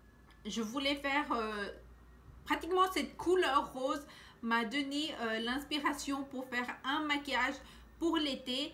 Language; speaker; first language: French; non-native, learner; Spanish